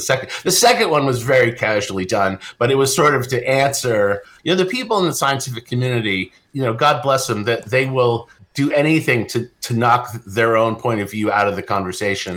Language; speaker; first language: English; native; English